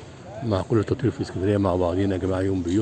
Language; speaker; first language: Arabic; native; Arabic